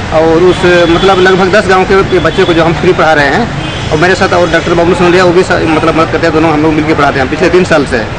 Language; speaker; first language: Hindi; native; Hindi